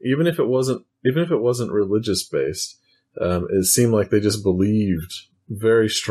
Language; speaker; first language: English; native; English